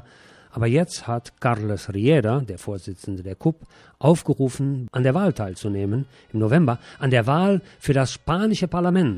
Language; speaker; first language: German; native; German